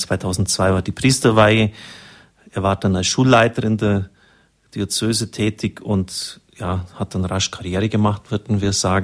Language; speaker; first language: German; native; German